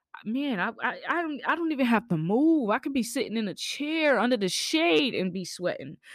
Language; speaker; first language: English; native; English